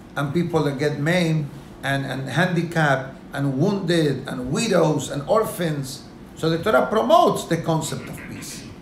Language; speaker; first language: English; non-native, fluent; Spanish